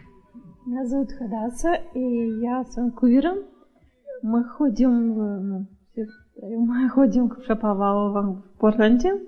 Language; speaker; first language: Russian; early bilingual, heritage; Russian